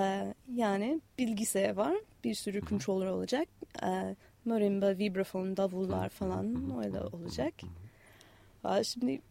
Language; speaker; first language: Turkish; non-native, fluent; English